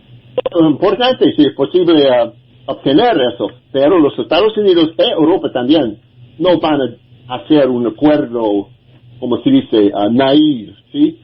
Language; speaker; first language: Spanish; non-native, learner; English